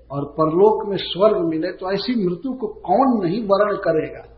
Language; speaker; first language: Hindi; native; Hindi